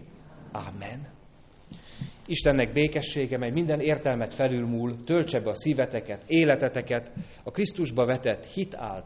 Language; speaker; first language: Hungarian; native; Hungarian